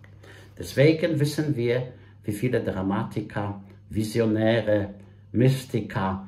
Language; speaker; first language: German; non-native, fluent; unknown